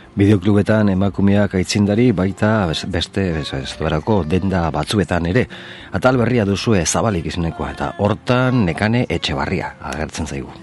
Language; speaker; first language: Basque; native; Basque